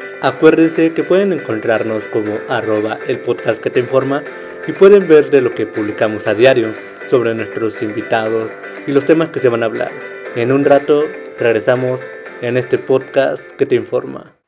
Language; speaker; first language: Spanish; native; Spanish